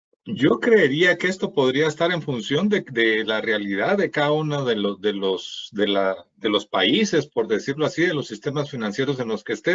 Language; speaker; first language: Spanish; native; Spanish